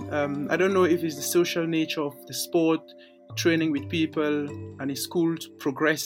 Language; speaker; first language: English; non-native, local second language; French